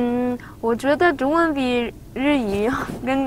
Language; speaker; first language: Chinese; non-native, learner; Arabic